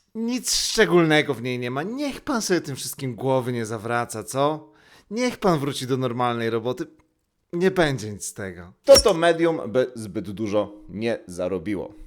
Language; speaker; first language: Polish; native; Polish